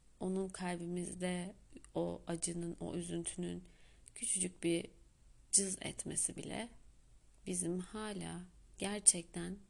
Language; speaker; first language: Turkish; native; Turkish